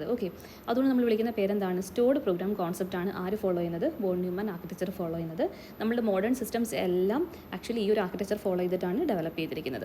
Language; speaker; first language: Malayalam; native; Malayalam